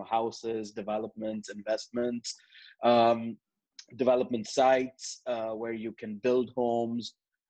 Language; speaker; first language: English; non-native, local second language; Urdu